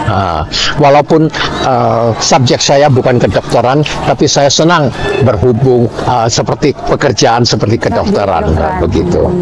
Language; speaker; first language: Indonesian; non-native, learner; Cantonese